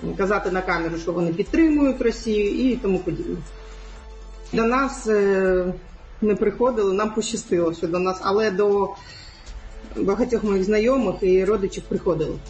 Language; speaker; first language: Ukrainian; non-native, local second language; Crimean Tatar